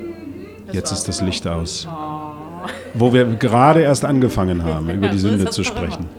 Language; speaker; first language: German; native; German